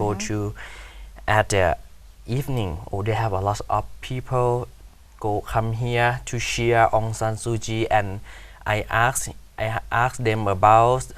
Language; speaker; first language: English; non-native, learner; Thai